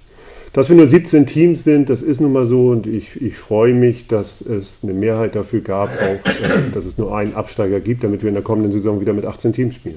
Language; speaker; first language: German; native; German